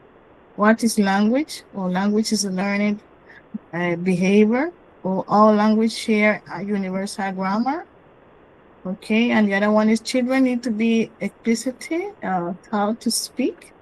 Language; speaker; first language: English; non-native, learner; Spanish